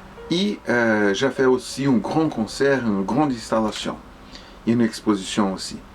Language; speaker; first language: French; non-native, fluent; Portuguese